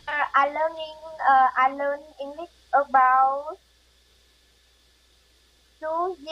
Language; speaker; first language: English; non-native, learner; Vietnamese